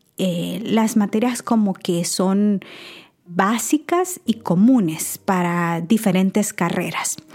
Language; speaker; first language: Spanish; native; Spanish